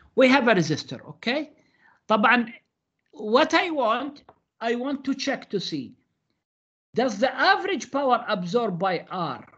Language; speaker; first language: English; non-native, fluent; Arabic